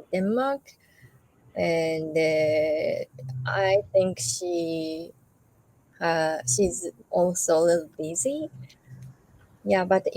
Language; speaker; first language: English; non-native, learner; Japanese